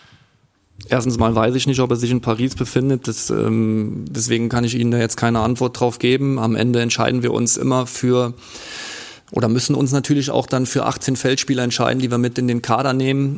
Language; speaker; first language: German; native; German